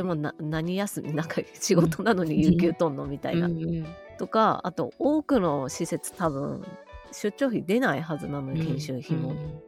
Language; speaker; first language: Japanese; native; Japanese